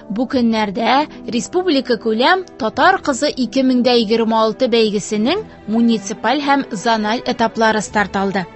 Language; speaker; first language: Tatar; native; Tatar